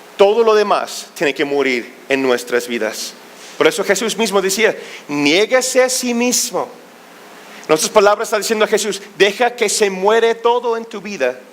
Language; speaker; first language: Spanish; non-native, fluent; English